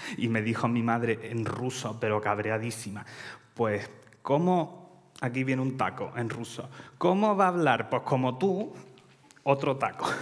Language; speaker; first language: Spanish; early bilingual, other home language; Ukrainian